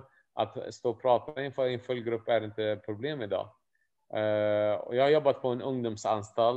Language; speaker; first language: Swedish; non-native, fluent; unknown